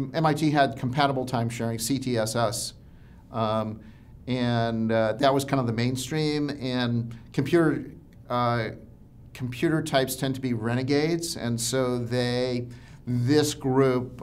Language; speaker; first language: English; native; English